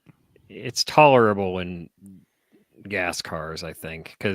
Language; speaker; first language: English; native; English